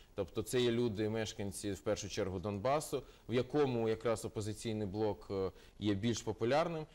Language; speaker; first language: Ukrainian; non-native, local second language; Russian